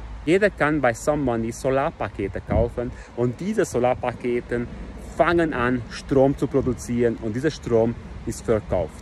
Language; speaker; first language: German; non-native, fluent; Hungarian